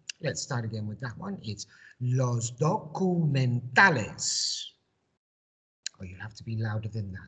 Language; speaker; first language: English; native; English